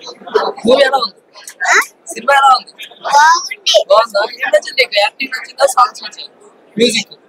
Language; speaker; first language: Telugu; native; Telugu